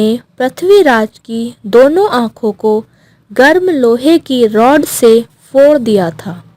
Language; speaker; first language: Hindi; native; Hindi